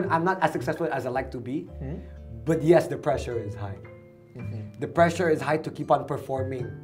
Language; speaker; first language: English; early bilingual, other home language; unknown